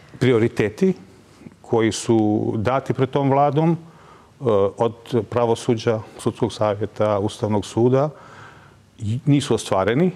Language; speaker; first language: Serbian; non-native, local second language; Albanian